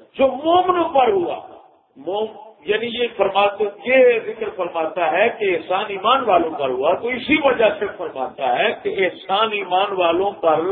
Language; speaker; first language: Urdu; non-native, local second language; Punjabi